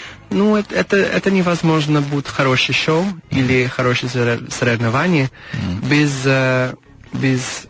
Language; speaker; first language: Russian; non-native, learner; English